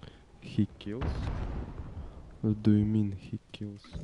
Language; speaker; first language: English; non-native, learner; Ukrainian